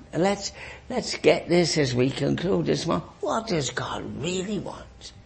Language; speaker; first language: English; native; English